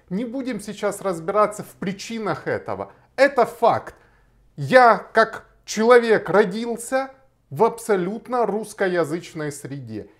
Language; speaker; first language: Russian; native; Russian